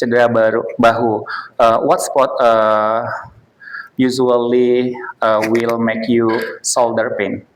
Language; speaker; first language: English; non-native, fluent; Indonesian